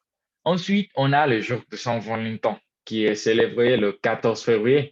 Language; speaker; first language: French; non-native, learner; Spanish